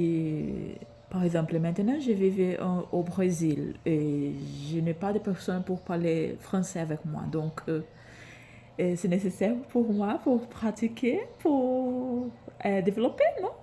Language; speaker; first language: French; non-native, learner; Portuguese